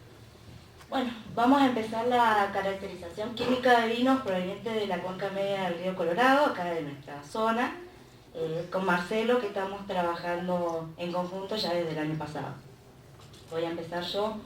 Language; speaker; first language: Spanish; native; Spanish